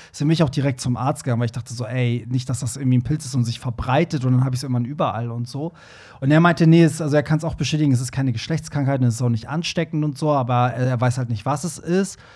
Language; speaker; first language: German; early bilingual, other home language; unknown